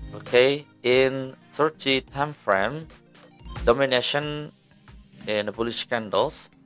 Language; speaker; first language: English; non-native, learner; Indonesian